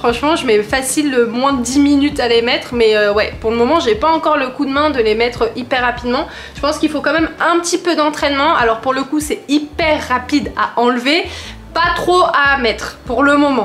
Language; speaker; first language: French; native; French